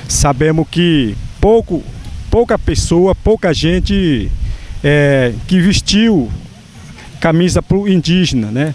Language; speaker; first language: Portuguese; non-native, local second language; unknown